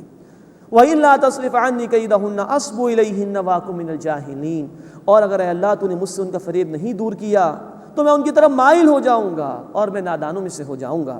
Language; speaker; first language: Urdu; native; Urdu